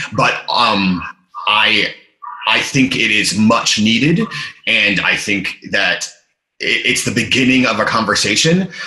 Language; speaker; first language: English; native; English